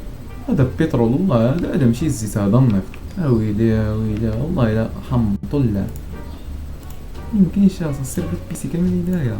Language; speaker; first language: Arabic; native; Arabic